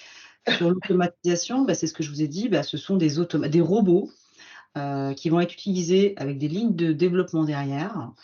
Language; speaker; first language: French; native; French